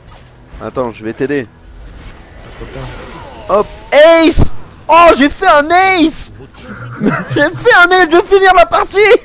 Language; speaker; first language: French; native; French